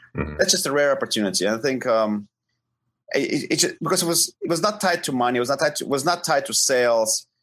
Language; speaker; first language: English; non-native, fluent; Ukrainian